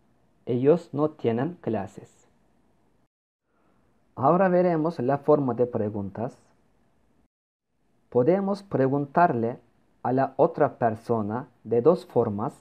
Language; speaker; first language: Spanish; non-native, learner; Turkish